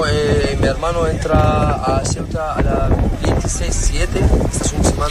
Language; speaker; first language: Spanish; non-native, learner; Arabic